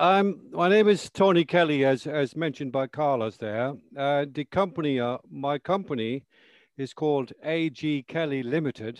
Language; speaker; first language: English; native; English